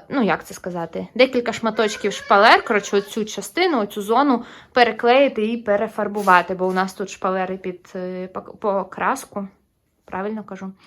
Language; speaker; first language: Ukrainian; non-native, local second language; Russian